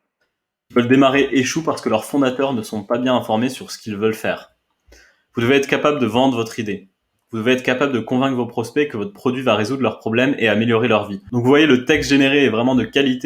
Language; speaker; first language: French; native; French